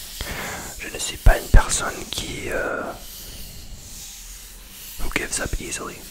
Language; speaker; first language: French; non-native, learner; English